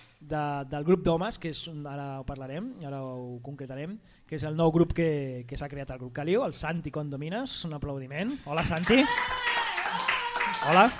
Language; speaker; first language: Catalan; native; Catalan